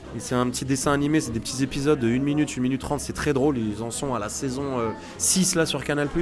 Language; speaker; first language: French; native; French